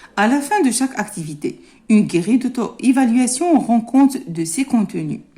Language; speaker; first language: French; non-native, local second language; Arabic